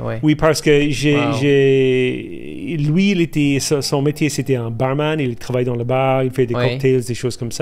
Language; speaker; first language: French; non-native, fluent; English